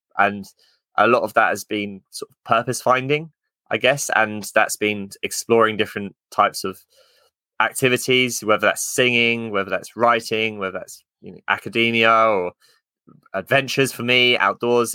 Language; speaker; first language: English; native; English